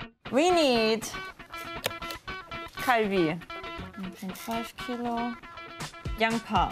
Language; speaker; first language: Korean; non-native, learner; German